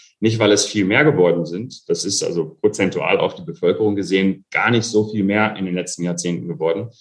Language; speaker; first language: German; early bilingual, other home language; Arabic